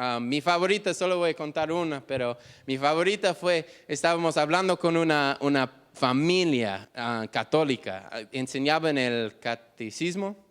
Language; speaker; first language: Spanish; non-native, fluent; English